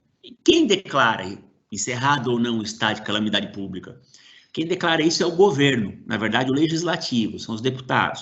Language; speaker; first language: Portuguese; native; Portuguese